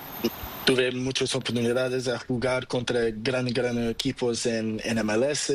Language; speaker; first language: Spanish; non-native, learner; Portuguese